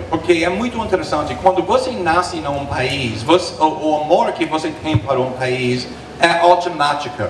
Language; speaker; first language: Portuguese; non-native, fluent; English